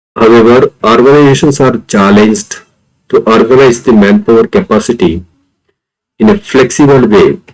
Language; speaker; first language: English; non-native, local second language; Kannada